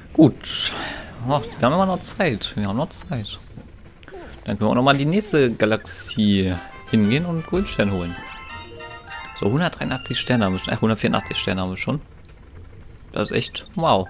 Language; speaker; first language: German; native; German